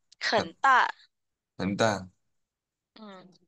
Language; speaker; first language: Chinese; non-native, learner; Vietnamese